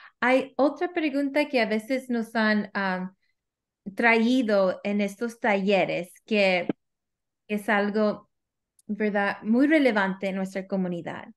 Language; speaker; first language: Spanish; early bilingual, heritage; Spanish